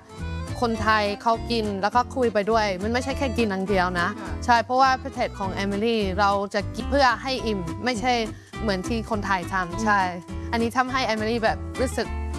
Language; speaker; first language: Thai; non-native, fluent; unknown